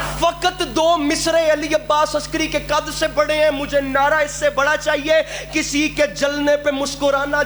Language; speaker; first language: Urdu; non-native, local second language; Punjabi